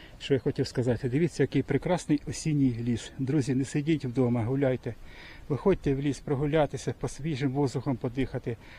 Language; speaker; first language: Ukrainian; native; Ukrainian